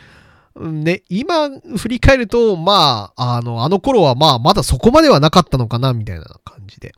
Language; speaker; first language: Japanese; native; Japanese